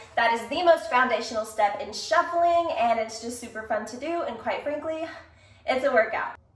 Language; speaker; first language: English; native; English